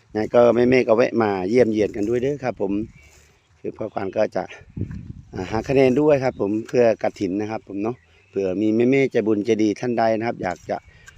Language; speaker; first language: Thai; non-native, local second language; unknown